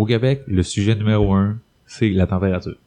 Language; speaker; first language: French; native; French